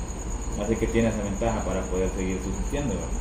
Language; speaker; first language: Spanish; native; Spanish